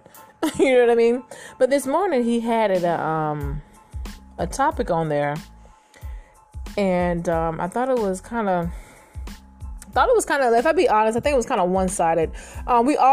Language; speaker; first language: English; native; English